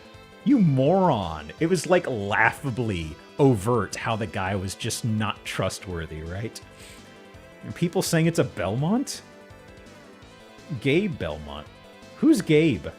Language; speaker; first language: English; native; English